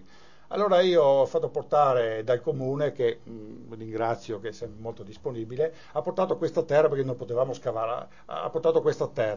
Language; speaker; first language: Italian; native; Italian